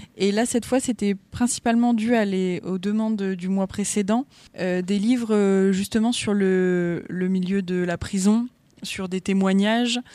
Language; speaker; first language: French; native; French